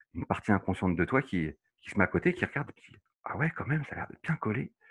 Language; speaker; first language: French; native; French